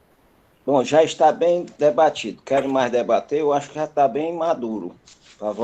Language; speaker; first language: Portuguese; native; Portuguese